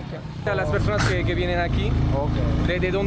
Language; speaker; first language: Spanish; non-native, learner; French